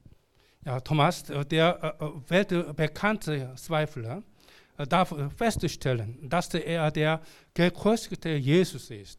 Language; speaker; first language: German; non-native, learner; Korean